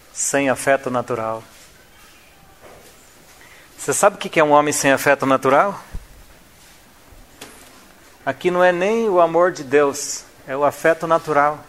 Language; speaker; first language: Portuguese; native; Portuguese